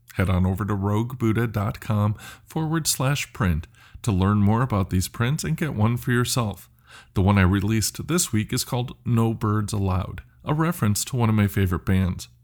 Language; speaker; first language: English; native; English